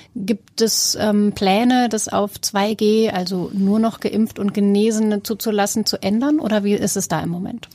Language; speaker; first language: German; native; German